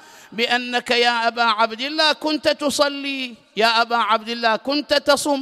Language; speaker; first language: Arabic; native; Arabic